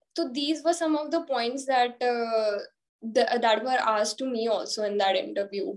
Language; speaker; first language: English; non-native, local second language; Hindi